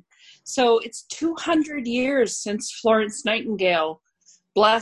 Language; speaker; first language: English; native; English